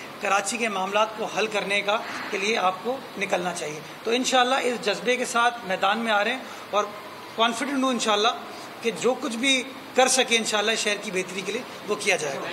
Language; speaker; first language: Urdu; native; Urdu